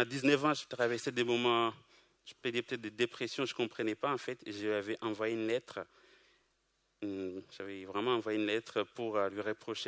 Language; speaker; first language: French; non-native, local second language; Kinyarwanda